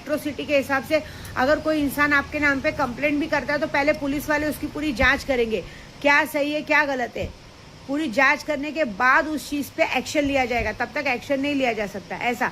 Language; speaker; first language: Hindi; native; Hindi